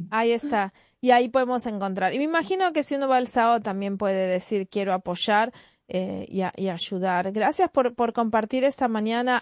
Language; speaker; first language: Spanish; native; Spanish